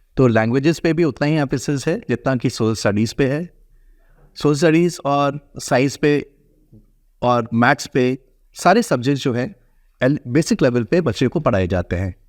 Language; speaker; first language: Hindi; native; Hindi